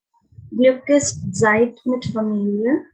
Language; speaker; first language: German; non-native, learner; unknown